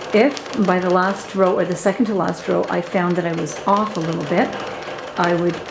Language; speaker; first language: English; native; English